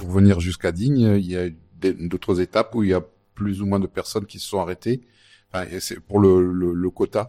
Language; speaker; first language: French; native; French